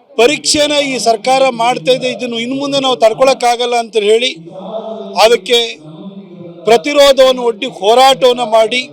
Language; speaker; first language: Kannada; native; Kannada